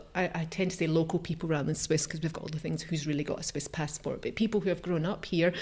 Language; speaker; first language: English; native; English